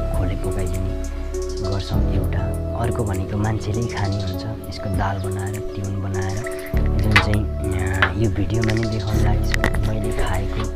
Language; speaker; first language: Nepali; non-native, local second language; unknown